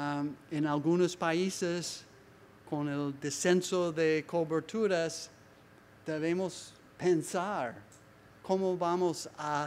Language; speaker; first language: Spanish; non-native, learner; English